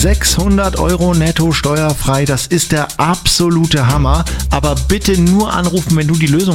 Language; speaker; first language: German; native; German